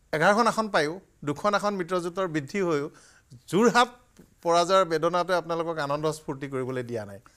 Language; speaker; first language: Assamese; native; Assamese